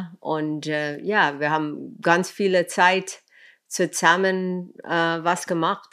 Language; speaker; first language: German; non-native, fluent; English